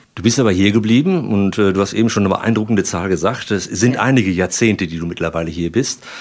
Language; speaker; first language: German; native; German